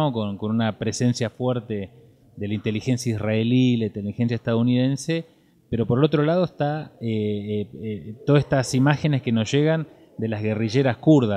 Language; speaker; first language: Spanish; native; Spanish